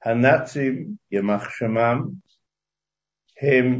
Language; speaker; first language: Hebrew; early bilingual, other home language; Hungarian